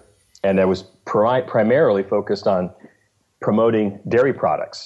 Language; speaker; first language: English; native; English